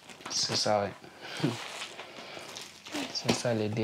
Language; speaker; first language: French; non-native, learner; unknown